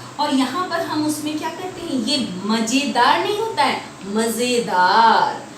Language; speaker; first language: Hindi; native; Hindi